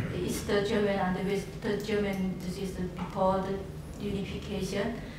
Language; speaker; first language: English; non-native, learner; Korean